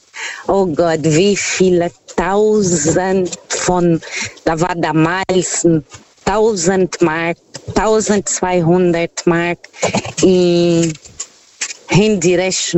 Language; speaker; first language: German; non-native, learner; Portuguese